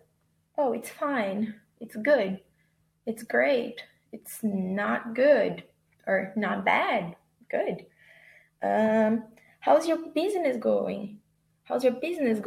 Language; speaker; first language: English; non-native, fluent; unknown